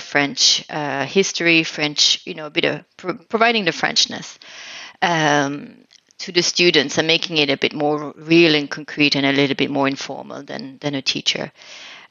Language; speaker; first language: English; non-native, fluent; French